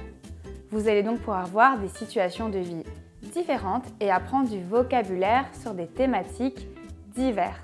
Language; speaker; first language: French; native; French